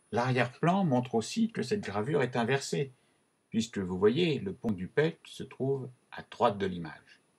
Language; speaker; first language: French; native; French